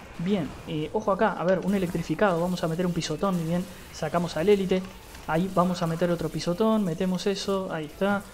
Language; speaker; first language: Spanish; native; Spanish